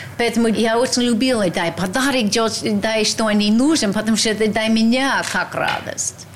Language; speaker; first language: Russian; non-native, learner; English